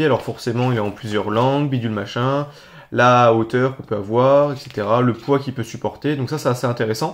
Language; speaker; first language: French; native; French